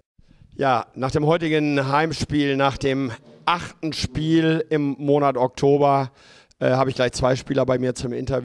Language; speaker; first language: German; native; German